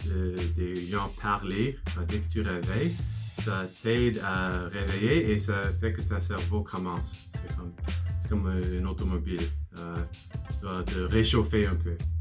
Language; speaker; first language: French; non-native, learner; English